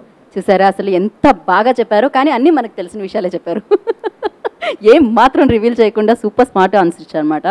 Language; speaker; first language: Telugu; native; Telugu